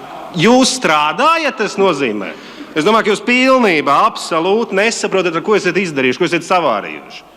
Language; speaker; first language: Latvian; native; Latvian